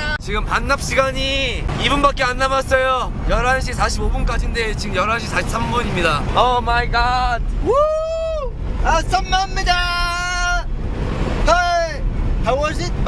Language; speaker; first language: Korean; native; Korean